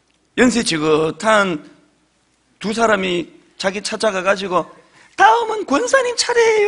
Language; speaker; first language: Korean; native; Korean